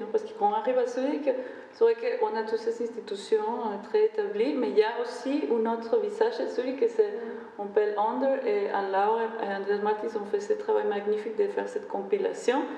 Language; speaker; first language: French; non-native, fluent; Spanish